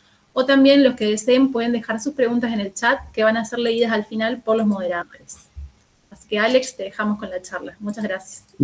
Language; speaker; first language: Spanish; native; Spanish